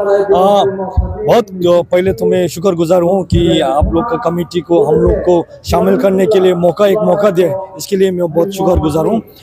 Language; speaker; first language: Hindi; non-native, fluent; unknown